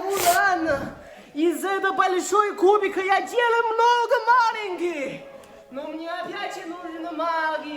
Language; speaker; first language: Russian; non-native, learner; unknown